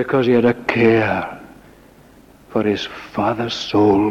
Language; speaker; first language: English; native; English